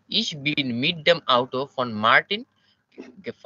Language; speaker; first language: German; non-native, learner; Bangla